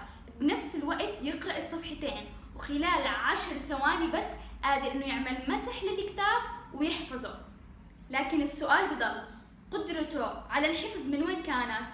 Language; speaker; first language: Arabic; native; Arabic